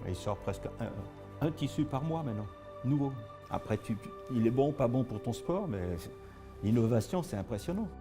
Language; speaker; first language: French; native; French